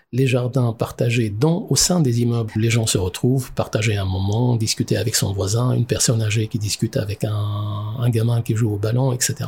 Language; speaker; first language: French; non-native, local second language; Arabic